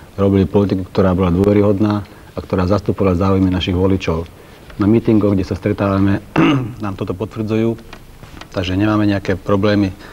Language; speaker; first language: Slovak; non-native, local second language; Hungarian